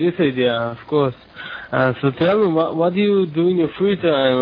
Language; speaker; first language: English; non-native, fluent; Hebrew